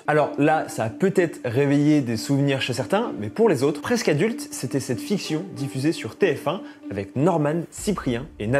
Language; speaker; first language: French; native; French